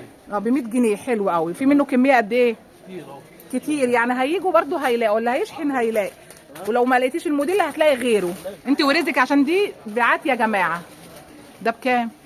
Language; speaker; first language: Arabic; native; Arabic